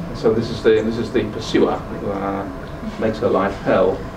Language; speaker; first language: English; native; English